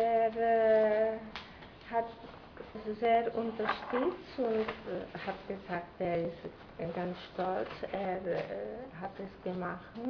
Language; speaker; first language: German; non-native, fluent; Czech